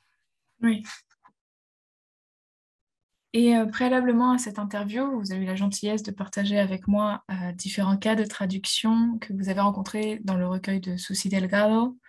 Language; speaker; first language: French; native; French